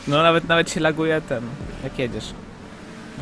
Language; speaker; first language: Polish; native; Polish